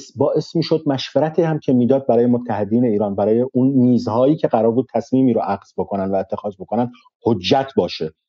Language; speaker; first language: Persian; non-native, local second language; Arabic